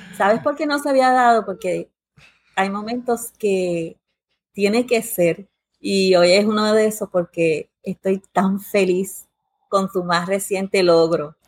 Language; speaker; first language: Spanish; early bilingual, heritage; Spanish